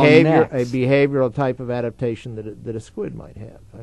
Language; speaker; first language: English; native; English